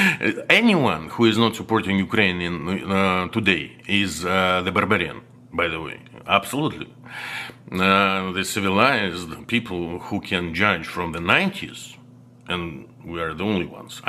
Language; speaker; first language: English; non-native, fluent; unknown